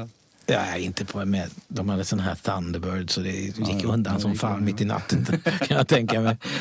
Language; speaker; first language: Swedish; native; Swedish